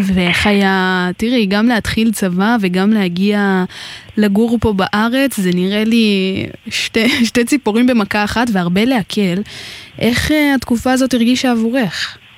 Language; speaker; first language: Hebrew; native; Hebrew